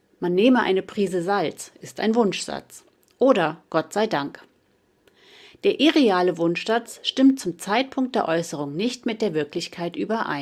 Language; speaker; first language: German; native; German